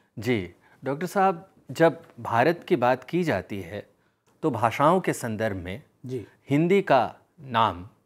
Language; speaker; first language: Hindi; native; Hindi